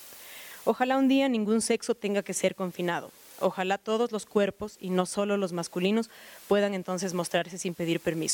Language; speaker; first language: Spanish; native; Spanish